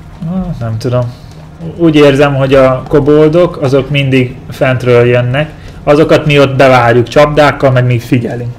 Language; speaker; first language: Hungarian; native; Hungarian